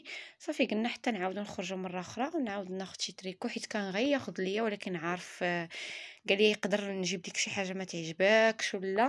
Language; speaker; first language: Arabic; native; Arabic